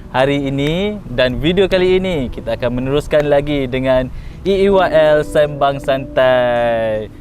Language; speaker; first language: Malay; native; Malay